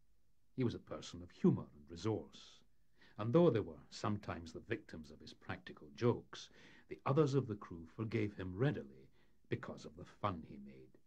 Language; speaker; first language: English; native; English